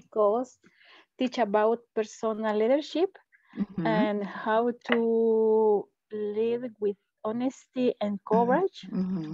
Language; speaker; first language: English; non-native, learner; Spanish